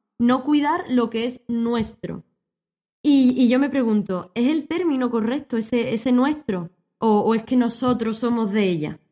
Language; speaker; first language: Spanish; native; Spanish